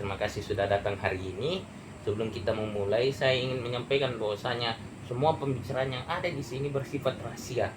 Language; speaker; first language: Indonesian; native; Indonesian